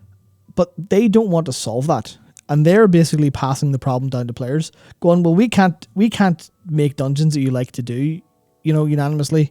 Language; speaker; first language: English; native; English